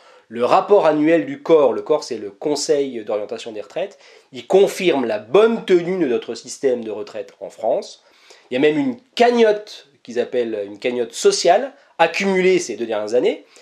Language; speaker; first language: French; native; French